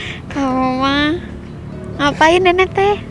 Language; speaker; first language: Indonesian; native; Indonesian